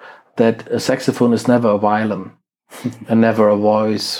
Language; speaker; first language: English; non-native, fluent; German